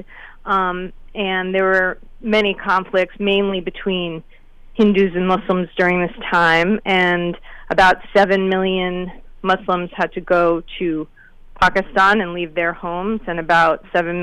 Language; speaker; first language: English; native; English